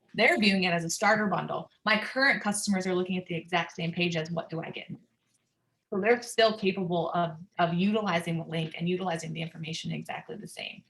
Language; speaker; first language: English; native; English